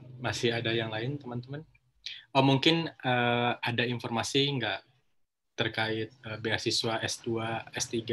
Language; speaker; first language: Indonesian; native; Indonesian